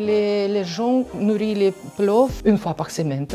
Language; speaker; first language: French; non-native, learner; Russian